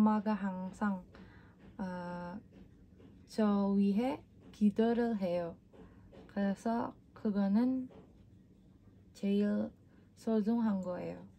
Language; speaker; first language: Korean; non-native, learner; Indonesian